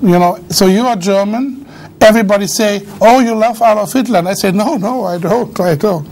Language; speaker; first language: English; non-native, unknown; German